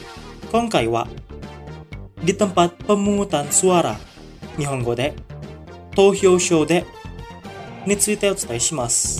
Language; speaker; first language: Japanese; non-native, fluent; Indonesian